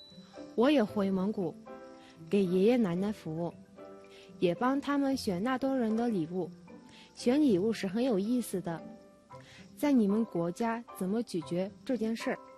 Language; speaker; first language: Chinese; non-native, fluent; Mongolian